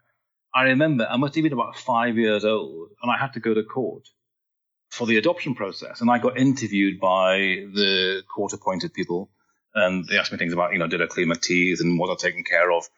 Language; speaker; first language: English; native; English